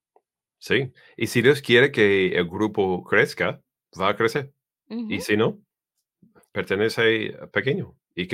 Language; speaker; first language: Spanish; non-native, learner; English